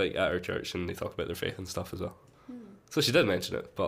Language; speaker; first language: English; native; English